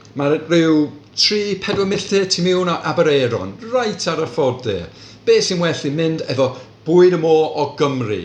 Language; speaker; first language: Welsh; non-native, local second language; English